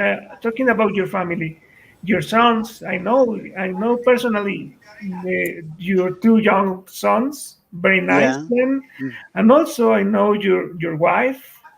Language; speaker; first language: English; non-native, fluent; Spanish